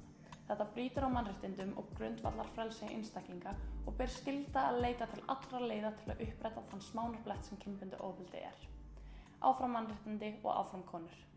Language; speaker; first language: Icelandic; native; Icelandic